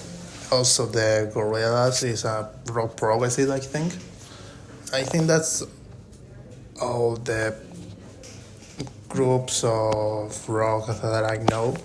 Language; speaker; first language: English; non-native, learner; Spanish